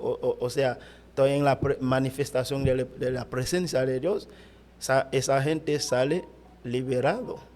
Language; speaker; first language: Spanish; non-native, fluent; Haitian Creole